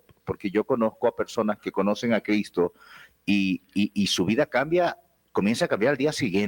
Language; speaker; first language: Spanish; native; Spanish